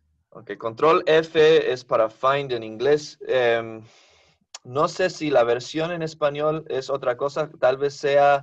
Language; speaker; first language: Spanish; non-native, fluent; English